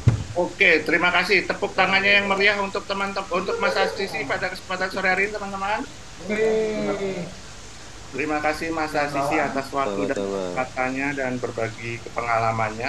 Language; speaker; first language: Indonesian; native; Indonesian